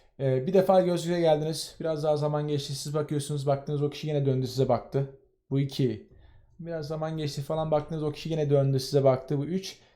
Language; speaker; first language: Turkish; native; Turkish